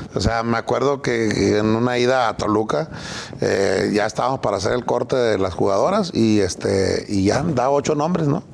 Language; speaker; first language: Spanish; native; Spanish